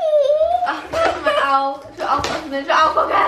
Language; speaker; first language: German; early bilingual, other home language; Filipino